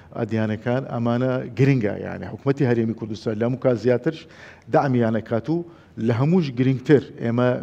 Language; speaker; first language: Central Kurdish; non-native, local second language; Turkmen